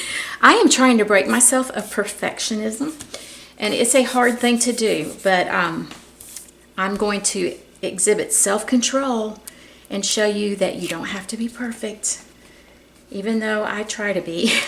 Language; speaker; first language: English; native; English